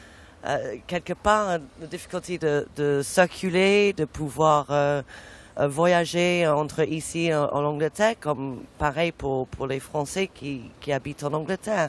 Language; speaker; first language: French; non-native, fluent; English